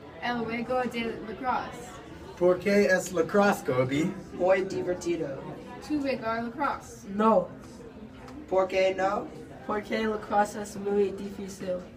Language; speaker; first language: Spanish; non-native, learner; English